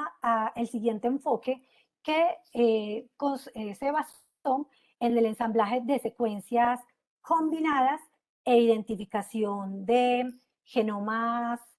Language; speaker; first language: Spanish; native; Spanish